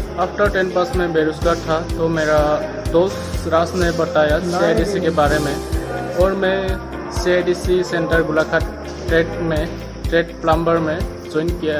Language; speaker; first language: Hindi; non-native, local second language; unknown